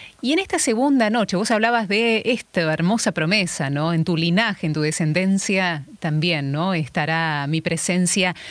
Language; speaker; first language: Spanish; native; Spanish